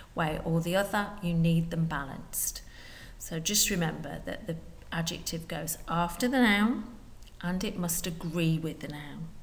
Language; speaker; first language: English; native; English